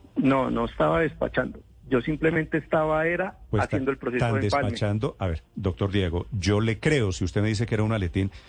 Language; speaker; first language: Spanish; native; Spanish